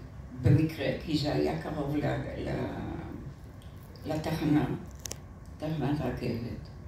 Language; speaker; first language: Hebrew; non-native, fluent; French